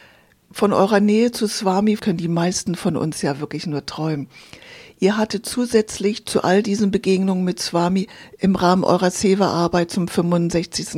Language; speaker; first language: German; native; German